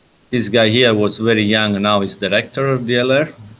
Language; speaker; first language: English; non-native, fluent; Italian